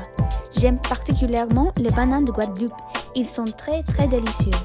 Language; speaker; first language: French; non-native, learner; English